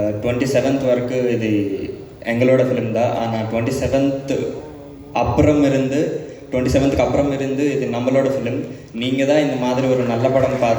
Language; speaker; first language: Tamil; non-native, learner; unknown